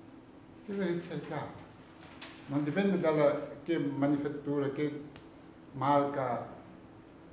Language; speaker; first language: Italian; non-native, learner; Tibetan